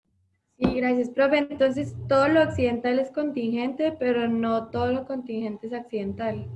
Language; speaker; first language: Spanish; native; Spanish